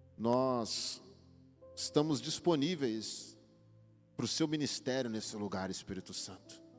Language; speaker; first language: Portuguese; native; Portuguese